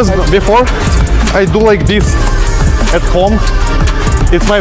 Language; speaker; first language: English; non-native, learner; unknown